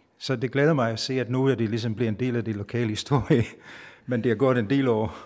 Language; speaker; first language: Danish; non-native, fluent; Italian